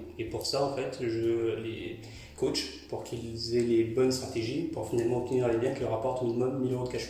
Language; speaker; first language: French; native; French